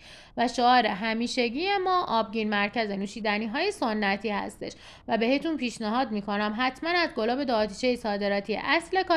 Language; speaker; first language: Persian; native; Persian